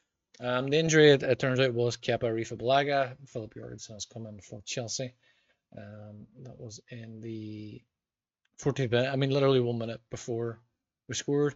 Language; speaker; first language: English; native; English